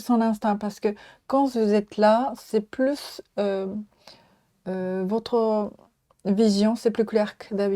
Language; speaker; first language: French; non-native, learner; Japanese